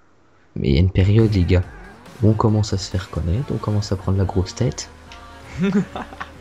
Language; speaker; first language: French; native; French